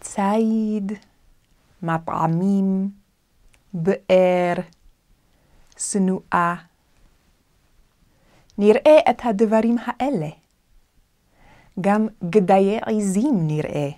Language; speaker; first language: Hebrew; non-native, fluent; Korean